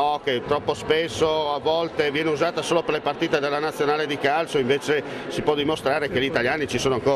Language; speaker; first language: Italian; native; Italian